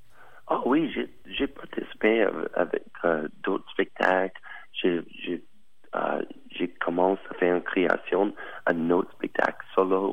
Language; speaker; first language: French; non-native, learner; English